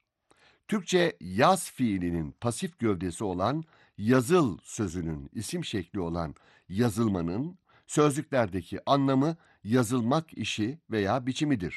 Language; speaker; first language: Turkish; native; Turkish